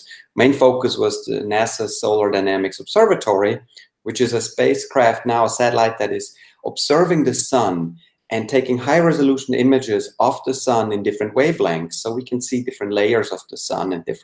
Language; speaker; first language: English; non-native, fluent; Swiss German